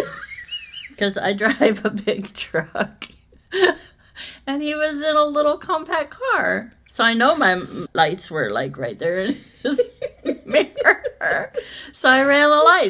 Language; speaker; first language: English; native; English